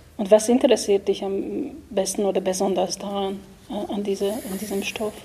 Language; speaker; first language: German; non-native, fluent; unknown